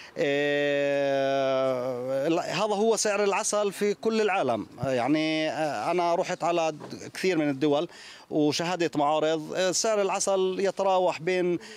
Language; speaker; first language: Arabic; native; Arabic